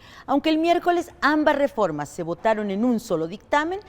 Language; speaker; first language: Spanish; native; Spanish